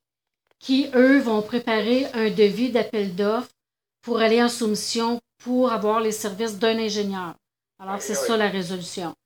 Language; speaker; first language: French; native; French